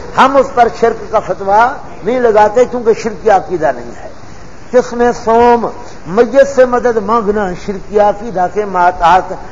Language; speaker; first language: Urdu; non-native, local second language; Punjabi